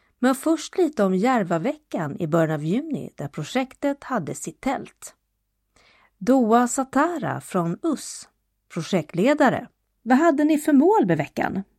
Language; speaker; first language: Swedish; native; Swedish